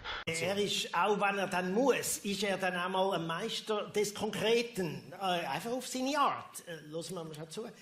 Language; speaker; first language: German; native; German